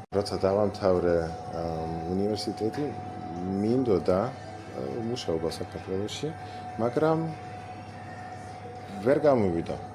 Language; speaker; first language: Georgian; non-native, learner; German